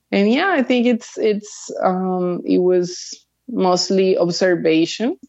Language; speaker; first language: English; early bilingual, other home language; Spanish